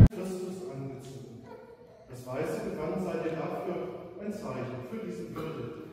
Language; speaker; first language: German; native; German